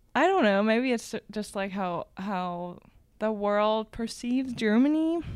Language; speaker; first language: English; non-native, fluent; German